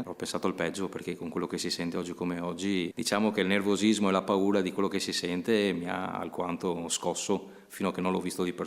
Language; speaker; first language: Italian; native; Italian